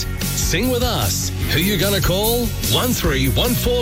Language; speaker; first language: English; native; English